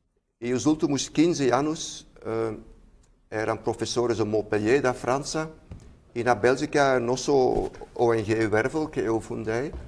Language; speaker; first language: Portuguese; non-native, fluent; Dutch